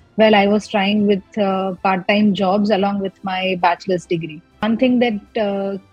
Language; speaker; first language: English; non-native, local second language; Gujarati